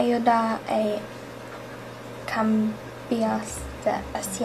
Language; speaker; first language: Spanish; non-native, learner; English